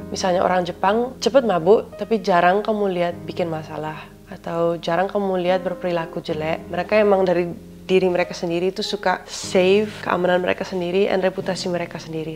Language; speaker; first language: Indonesian; early bilingual, other home language; Dutch